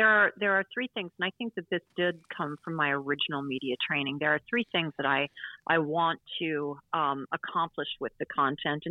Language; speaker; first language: English; native; English